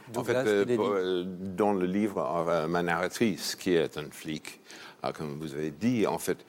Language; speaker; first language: French; non-native, fluent; English